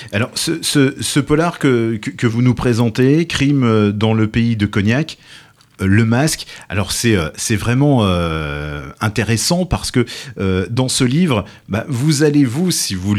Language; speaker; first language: French; native; French